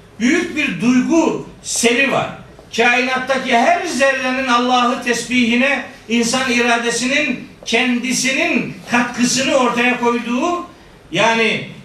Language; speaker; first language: Turkish; native; Turkish